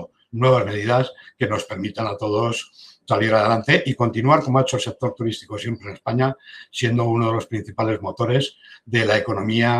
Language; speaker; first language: Spanish; native; Spanish